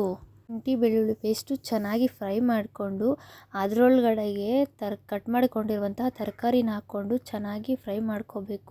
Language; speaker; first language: Kannada; native; Kannada